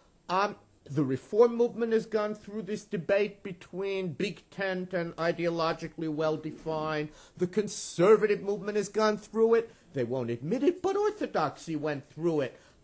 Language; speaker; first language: English; native; English